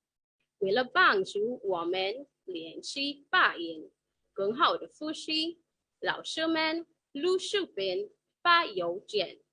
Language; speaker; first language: Chinese; non-native, learner; English